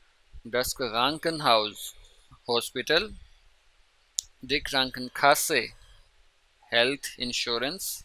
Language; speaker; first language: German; non-native, fluent; Urdu